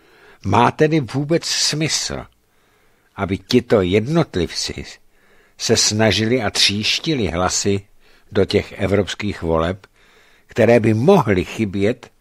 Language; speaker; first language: Czech; native; Czech